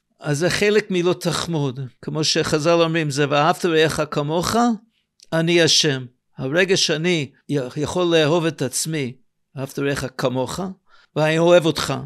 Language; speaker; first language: Hebrew; non-native, fluent; English